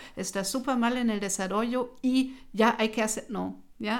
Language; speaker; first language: Spanish; non-native, fluent; German